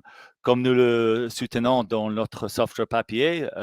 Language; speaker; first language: French; non-native, fluent; English